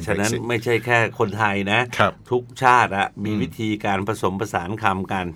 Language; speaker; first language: Thai; native; Thai